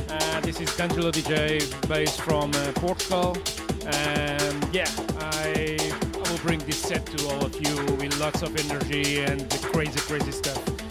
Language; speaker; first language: English; non-native, fluent; Portuguese